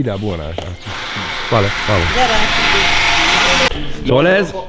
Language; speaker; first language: Spanish; non-native, learner; Hungarian